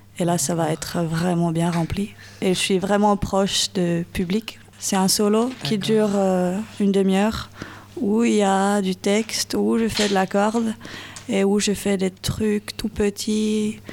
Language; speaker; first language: French; non-native, fluent; Finnish